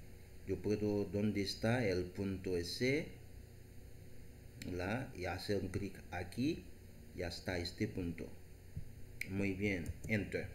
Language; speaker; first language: Spanish; non-native, learner; Haitian Creole